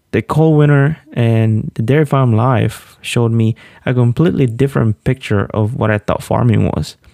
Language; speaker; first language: English; non-native, fluent; Spanish